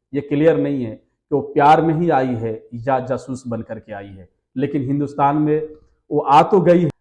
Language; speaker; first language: Hindi; native; Hindi